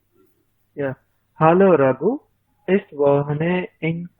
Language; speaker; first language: German; non-native, learner; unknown